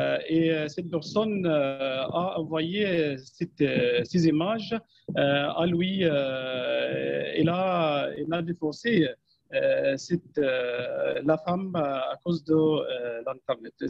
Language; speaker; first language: French; non-native, fluent; Arabic